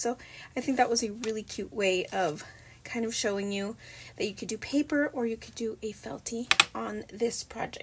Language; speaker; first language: English; native; English